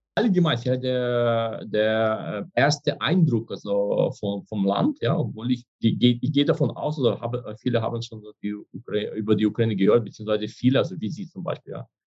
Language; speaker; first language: German; non-native, fluent; Ukrainian